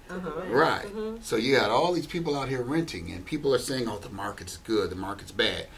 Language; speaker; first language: English; native; English